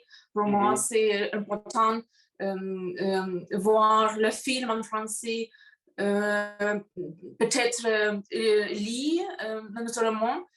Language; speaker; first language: French; non-native, learner; Russian